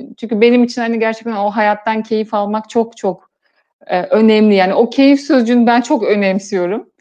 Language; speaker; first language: Turkish; native; Turkish